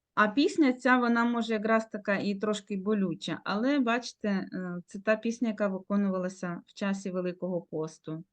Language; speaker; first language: Ukrainian; native; Ukrainian